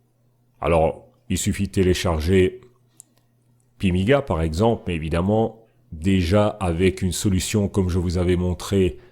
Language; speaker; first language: French; native; French